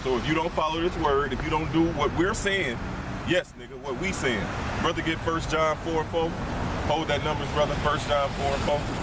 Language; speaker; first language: English; native; English